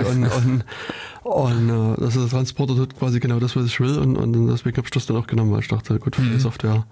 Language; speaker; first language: German; native; German